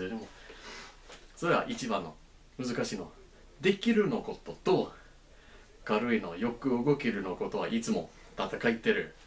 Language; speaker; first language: Japanese; non-native, learner; English